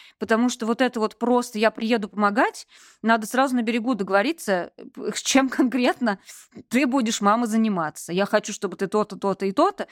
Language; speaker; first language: Russian; native; Russian